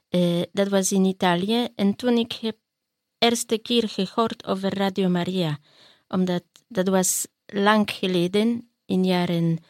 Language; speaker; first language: Dutch; non-native, learner; Polish